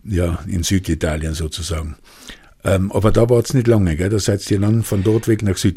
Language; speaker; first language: German; native; German